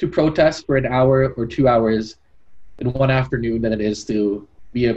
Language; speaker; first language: English; native; English